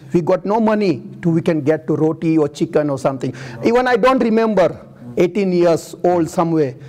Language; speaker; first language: English; non-native, local second language; Gujarati